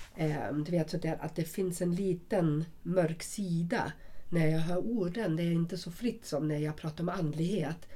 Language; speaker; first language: Swedish; non-native, fluent; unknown